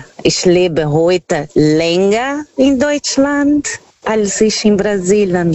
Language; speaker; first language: German; non-native, learner; Portuguese